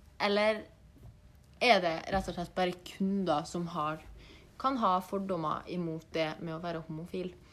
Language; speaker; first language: Norwegian; native; Norwegian